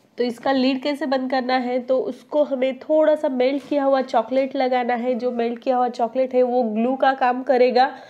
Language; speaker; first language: Hindi; non-native, local second language; Marathi